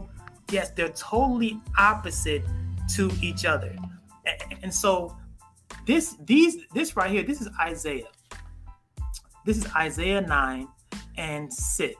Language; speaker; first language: English; native; English